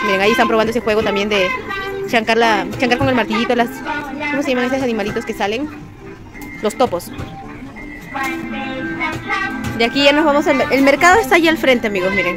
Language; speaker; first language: Spanish; native; Spanish